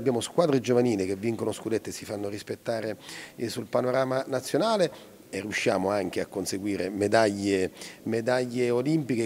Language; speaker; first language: Italian; native; Italian